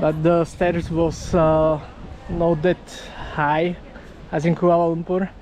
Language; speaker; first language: English; non-native, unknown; Slovak